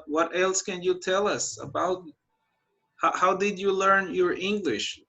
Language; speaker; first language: English; non-native, fluent; Spanish